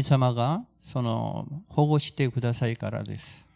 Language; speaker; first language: Japanese; non-native, fluent; Korean